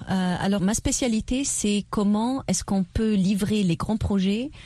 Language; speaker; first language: French; non-native, local second language; Arabic